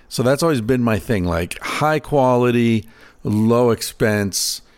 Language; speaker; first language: English; native; English